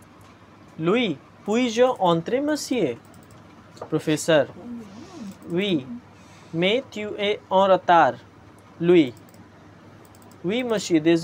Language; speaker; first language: French; non-native, fluent; Hindi